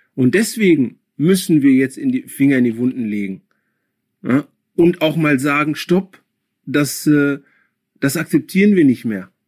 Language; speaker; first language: German; early bilingual, other home language; Akan